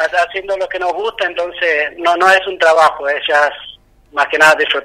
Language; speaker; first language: Spanish; native; Spanish